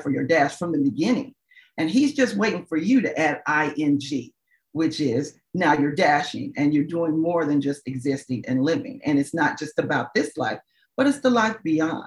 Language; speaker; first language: English; native; English